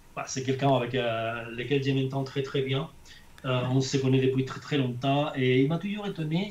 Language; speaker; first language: French; non-native, fluent; Spanish